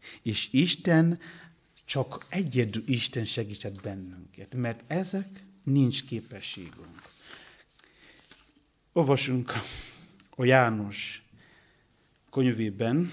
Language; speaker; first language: Hungarian; non-native, learner; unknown